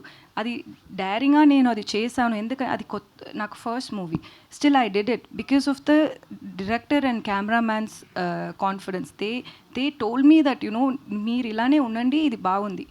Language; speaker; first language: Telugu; non-native, learner; Tamil